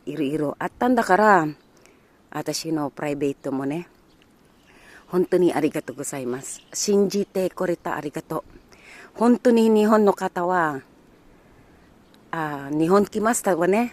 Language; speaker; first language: Japanese; non-native, learner; Filipino